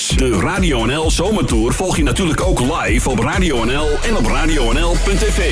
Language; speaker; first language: Dutch; native; Dutch